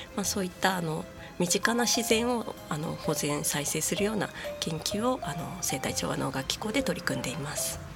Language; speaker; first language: Japanese; native; Japanese